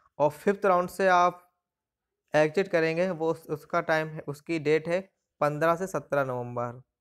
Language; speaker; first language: Hindi; native; Hindi